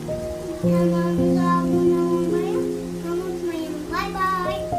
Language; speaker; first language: Turkish; early bilingual, heritage; Turkish